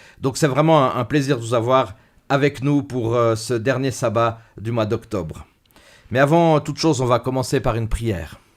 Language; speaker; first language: French; native; French